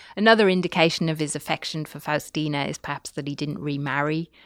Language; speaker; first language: English; native; English